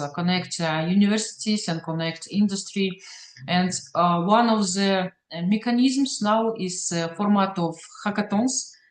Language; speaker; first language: English; non-native, learner; Russian